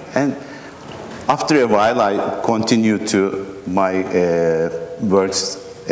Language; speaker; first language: English; non-native, fluent; Turkish